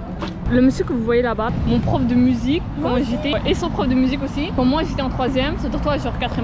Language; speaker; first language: French; native; French